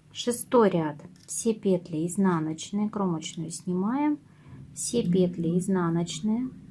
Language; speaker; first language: Russian; native; Russian